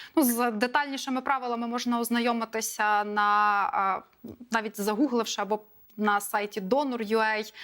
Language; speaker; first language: Ukrainian; native; Ukrainian